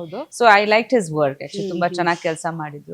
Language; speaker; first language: Kannada; non-native, local second language; Bangla